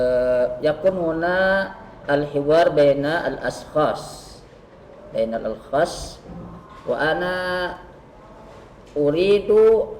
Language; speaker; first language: Arabic; non-native, fluent; Indonesian